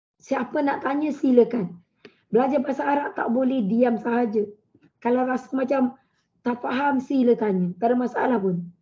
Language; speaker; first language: Malay; native; Malay